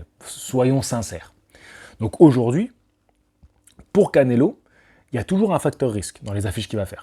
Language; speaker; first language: French; native; French